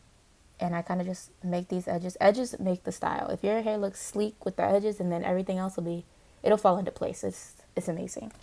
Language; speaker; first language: English; native; English